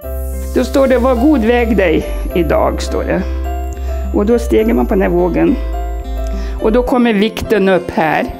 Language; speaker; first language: Swedish; native; Swedish